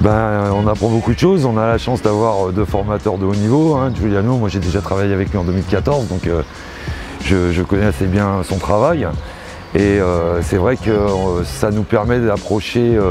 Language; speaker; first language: French; native; French